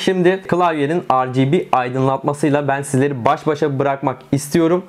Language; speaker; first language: Turkish; native; Turkish